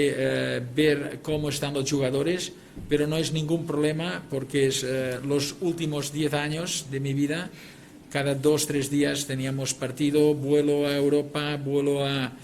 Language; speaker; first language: Spanish; non-native, local second language; Catalan